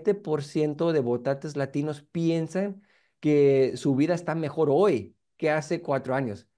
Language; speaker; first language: Spanish; early bilingual, heritage; Spanish